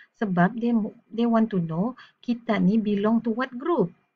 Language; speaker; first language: English; non-native, local second language; Malay